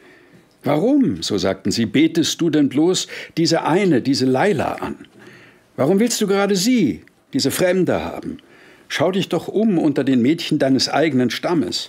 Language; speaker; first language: German; native; German